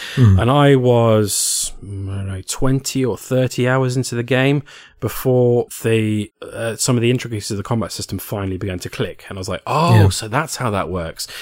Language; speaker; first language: English; native; English